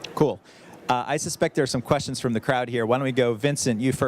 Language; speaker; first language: English; native; English